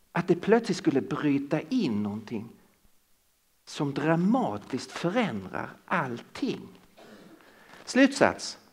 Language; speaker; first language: Swedish; native; Swedish